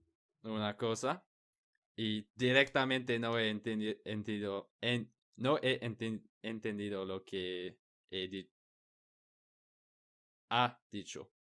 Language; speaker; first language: Spanish; non-native, learner; English